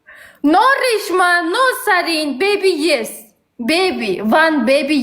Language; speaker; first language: English; non-native, learner; Uzbek